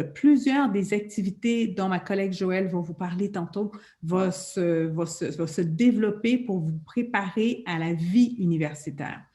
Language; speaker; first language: French; native; French